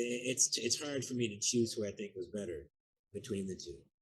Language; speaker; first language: English; native; English